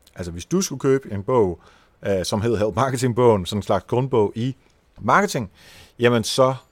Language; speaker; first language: Danish; native; Danish